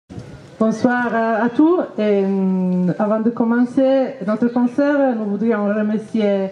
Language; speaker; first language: French; non-native, fluent; Italian